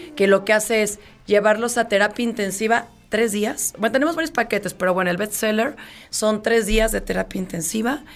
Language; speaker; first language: Spanish; native; Spanish